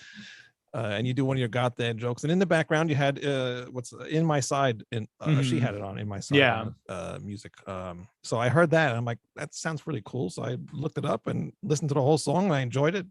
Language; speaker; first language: English; native; English